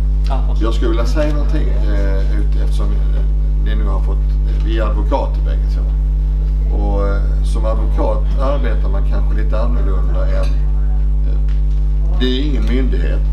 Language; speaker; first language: Swedish; native; Swedish